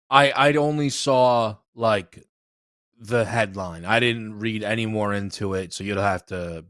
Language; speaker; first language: English; native; English